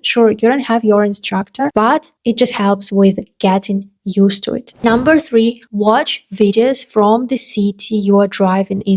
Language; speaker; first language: English; non-native, fluent; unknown